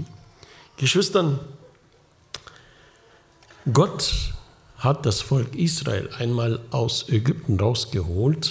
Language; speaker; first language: German; early bilingual, heritage; German